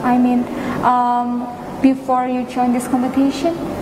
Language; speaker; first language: English; non-native, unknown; Indonesian